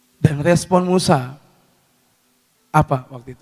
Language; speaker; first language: Indonesian; native; Indonesian